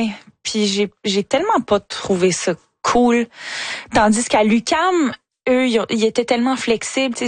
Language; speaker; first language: French; native; French